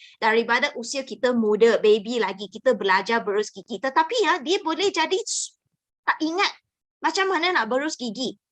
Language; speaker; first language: Malay; non-native, local second language; Chinese